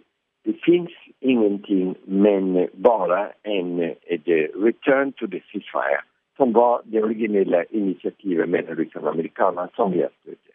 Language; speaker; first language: Swedish; early bilingual, heritage; Swedish